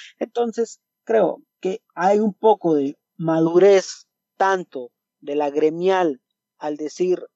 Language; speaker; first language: Spanish; native; Spanish